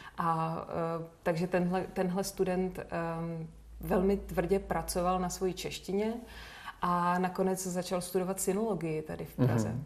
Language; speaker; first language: Czech; native; Czech